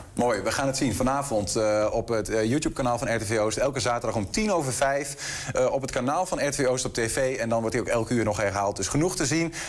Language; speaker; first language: Dutch; native; Dutch